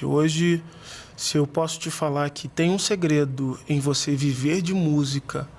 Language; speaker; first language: Portuguese; native; Portuguese